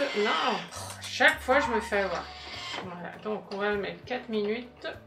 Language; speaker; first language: French; native; French